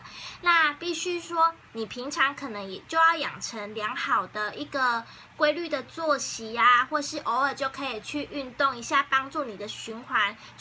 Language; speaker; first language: Chinese; native; Chinese